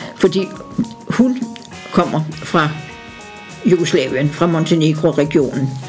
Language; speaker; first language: Danish; native; Danish